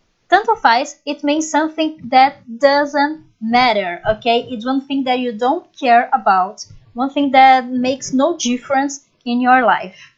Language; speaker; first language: English; non-native, fluent; Portuguese